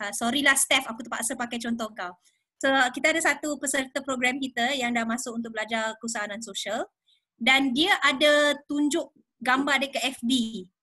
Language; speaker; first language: Malay; non-native, local second language; English